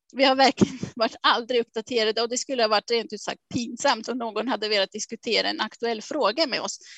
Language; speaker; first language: Swedish; non-native, fluent; Swiss German